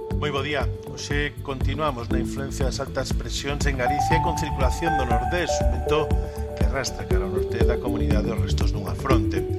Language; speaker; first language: Galician; native; Galician